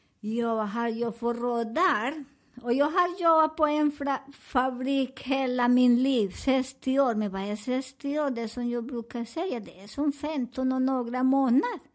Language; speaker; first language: Swedish; non-native, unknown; Spanish